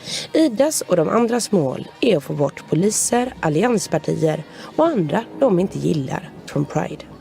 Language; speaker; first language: Swedish; native; Swedish